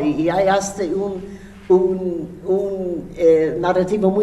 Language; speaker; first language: Spanish; non-native, fluent; English